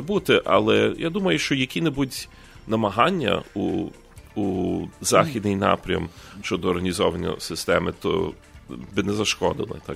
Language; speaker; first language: Ukrainian; early bilingual, heritage; Ukrainian